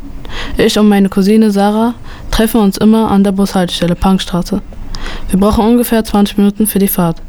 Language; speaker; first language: German; early bilingual, other home language; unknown